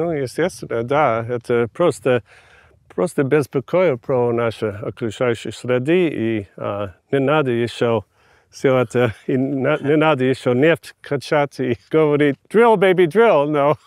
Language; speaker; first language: Russian; non-native, fluent; English